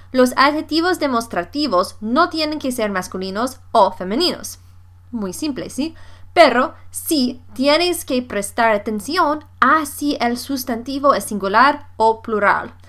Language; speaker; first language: Spanish; non-native, fluent; English